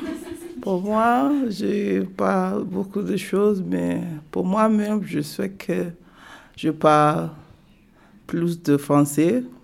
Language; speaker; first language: French; non-native, learner; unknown